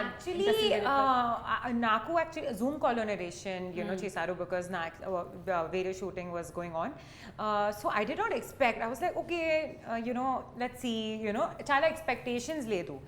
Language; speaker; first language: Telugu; non-native, learner; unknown